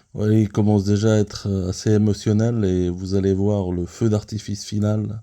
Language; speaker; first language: French; native; French